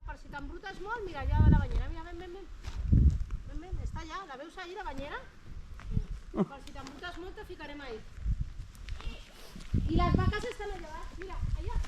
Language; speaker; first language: Catalan; non-native, local second language; Spanish